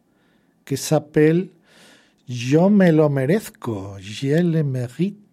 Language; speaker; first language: French; non-native, fluent; Spanish